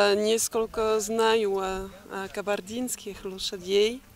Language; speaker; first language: Russian; non-native, learner; French